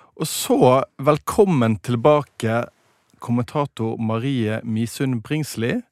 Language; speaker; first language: Norwegian; native; Norwegian